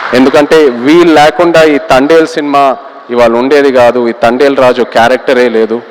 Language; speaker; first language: Telugu; native; Telugu